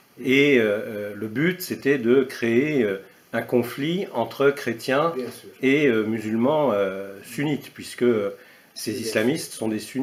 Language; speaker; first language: French; native; French